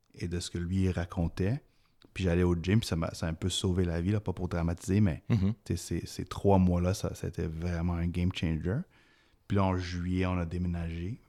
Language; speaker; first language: French; early bilingual, other home language; Arabic